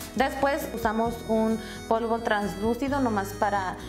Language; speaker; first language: Spanish; early bilingual, heritage; Spanish